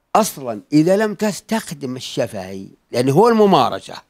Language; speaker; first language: Arabic; native; Arabic